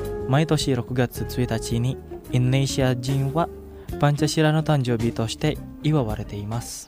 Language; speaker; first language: Japanese; non-native, fluent; Indonesian